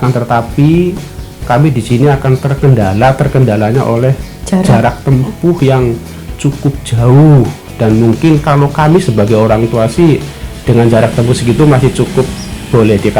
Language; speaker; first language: Indonesian; non-native, local second language; Javanese